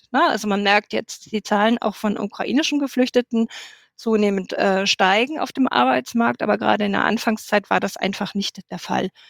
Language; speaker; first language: German; native; German